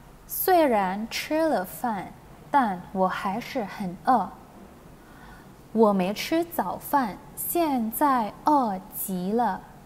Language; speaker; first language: Chinese; non-native, fluent; Indonesian